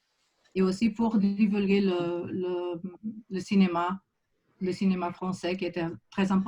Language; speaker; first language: French; non-native, fluent; Portuguese